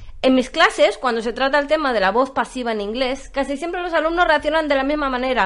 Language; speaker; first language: Spanish; native; Spanish